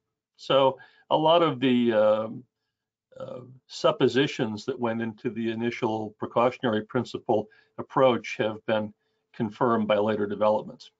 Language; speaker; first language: English; native; English